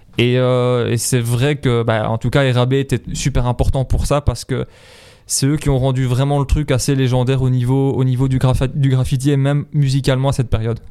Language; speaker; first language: French; native; French